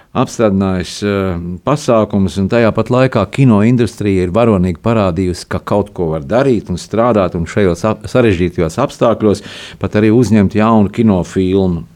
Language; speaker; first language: Latvian; native; Latvian